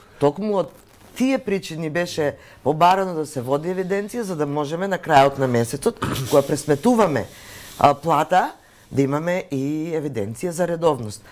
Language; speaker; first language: Macedonian; native; Macedonian